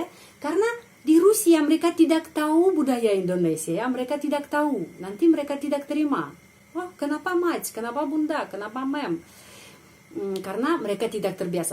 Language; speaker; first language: Indonesian; non-native, fluent; Russian